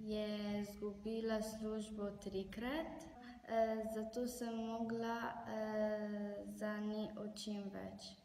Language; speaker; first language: Slovenian; non-native, learner; Arabic